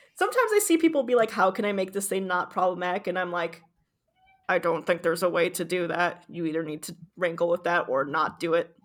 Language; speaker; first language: English; native; English